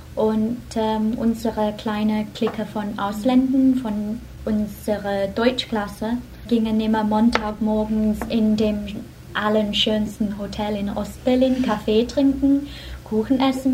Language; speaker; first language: German; non-native, fluent; English